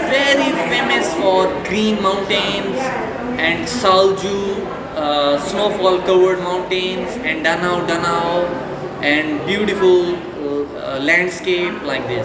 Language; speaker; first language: English; non-native, fluent; Urdu